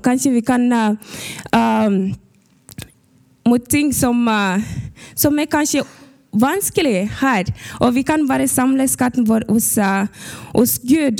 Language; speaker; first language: Norwegian; early bilingual, other home language; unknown